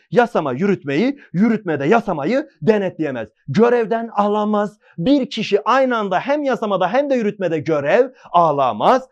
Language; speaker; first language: Turkish; native; Turkish